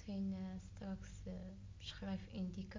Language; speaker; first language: Dutch; non-native, learner; Arabic